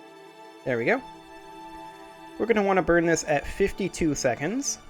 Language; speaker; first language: English; native; English